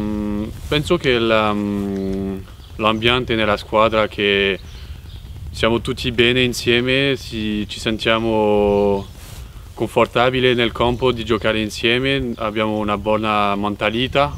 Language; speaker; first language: Italian; non-native, fluent; French